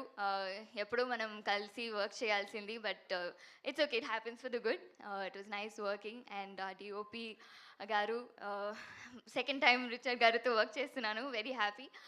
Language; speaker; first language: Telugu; non-native, fluent; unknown